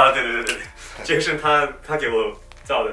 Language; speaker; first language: Chinese; non-native, local second language; Korean